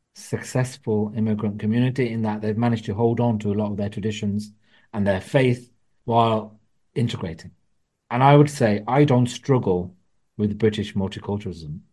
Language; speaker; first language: English; early bilingual, other home language; Punjabi